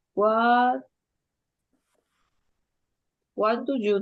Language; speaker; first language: English; non-native, learner; Spanish